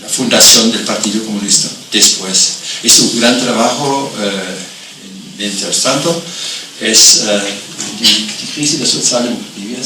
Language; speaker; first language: Spanish; non-native, fluent; German